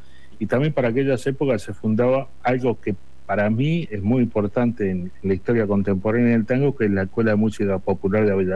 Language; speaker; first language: Spanish; native; Spanish